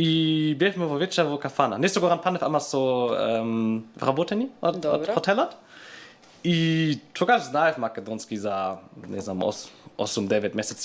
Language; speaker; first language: Macedonian; non-native, learner; German